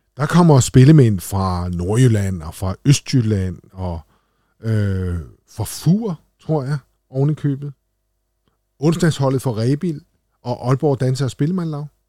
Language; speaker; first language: Danish; native; Danish